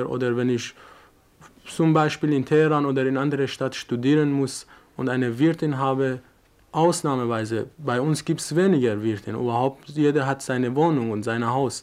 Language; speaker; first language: German; non-native, learner; Persian